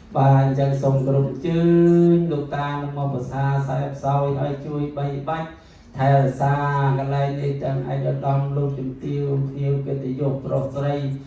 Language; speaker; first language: Khmer; non-native, local second language; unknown